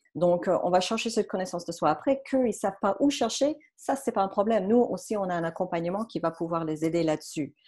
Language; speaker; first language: French; non-native, fluent; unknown